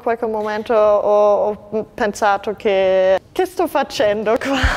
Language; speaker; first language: Italian; non-native, learner; German